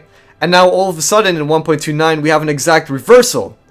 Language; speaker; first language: English; native; English